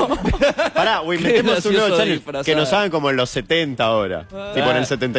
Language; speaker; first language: Spanish; native; Spanish